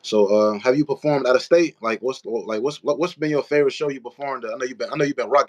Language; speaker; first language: English; native; English